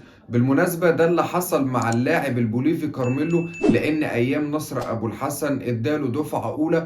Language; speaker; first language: Arabic; native; Arabic